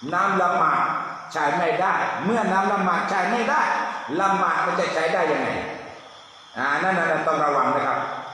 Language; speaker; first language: Thai; non-native, local second language; Pattani Malay